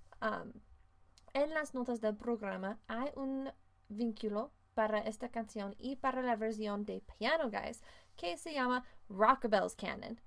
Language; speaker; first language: Spanish; non-native, fluent; English